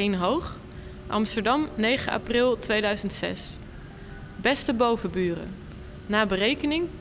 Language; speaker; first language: Dutch; native; Dutch